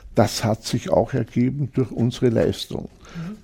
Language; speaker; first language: German; native; German